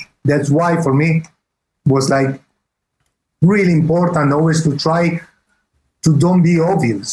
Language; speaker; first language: English; non-native, fluent; Italian